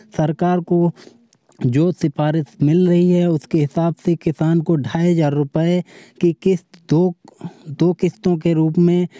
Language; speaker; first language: Hindi; native; Hindi